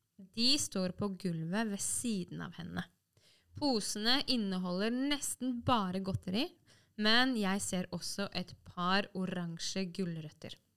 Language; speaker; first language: Norwegian; native; Norwegian